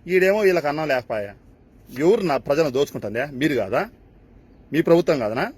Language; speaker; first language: Telugu; native; Telugu